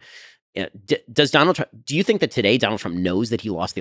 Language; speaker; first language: English; native; English